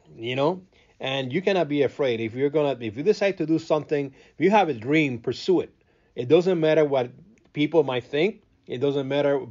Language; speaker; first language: English; non-native, fluent; Spanish